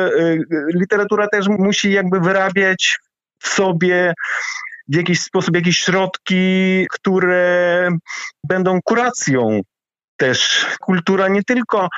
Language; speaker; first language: Polish; non-native, fluent; Ukrainian